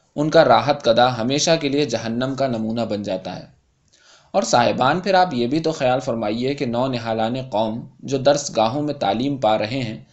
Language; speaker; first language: Urdu; native; Urdu